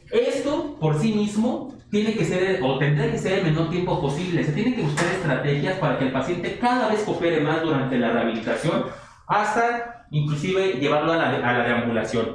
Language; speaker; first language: Spanish; native; Spanish